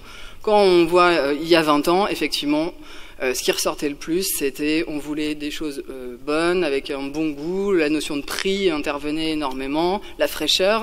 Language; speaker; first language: French; native; French